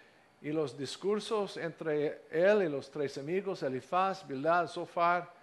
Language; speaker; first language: Spanish; non-native, fluent; English